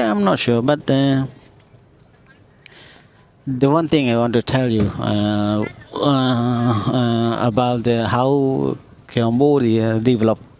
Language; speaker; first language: English; non-native, learner; Khmer